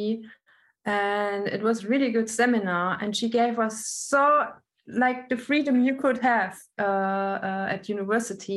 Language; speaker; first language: English; non-native, fluent; German